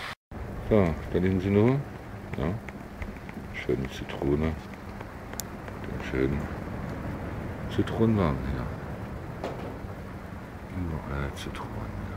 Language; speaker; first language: German; native; German